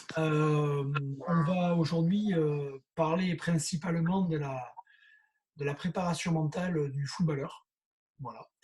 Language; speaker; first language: French; native; French